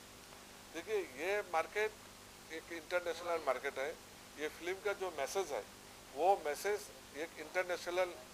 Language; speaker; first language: Hindi; non-native, local second language; Assamese